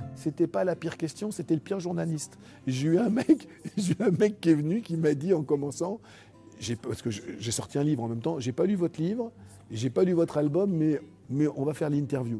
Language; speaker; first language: French; native; French